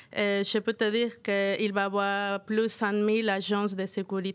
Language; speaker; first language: French; non-native, fluent; Spanish